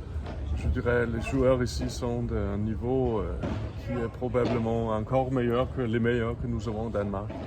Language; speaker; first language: French; non-native, fluent; Danish